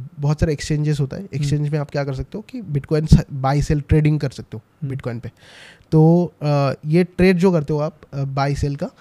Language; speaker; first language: Hindi; non-native, local second language; Assamese